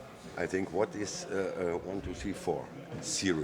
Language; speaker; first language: English; non-native, learner; German